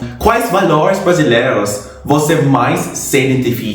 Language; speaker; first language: Portuguese; non-native, fluent; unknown